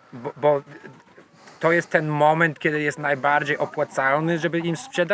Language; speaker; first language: Polish; non-native, learner; English